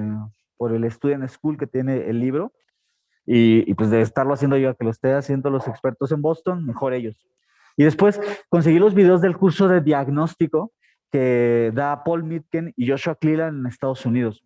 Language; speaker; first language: Spanish; native; Spanish